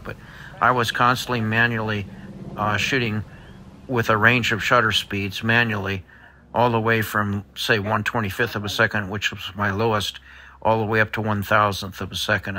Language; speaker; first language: English; native; English